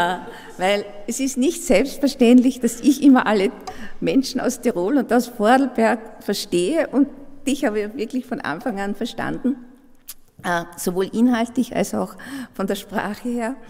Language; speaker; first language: German; native; German